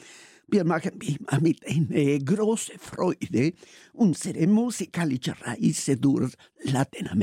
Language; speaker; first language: German; non-native, learner; Spanish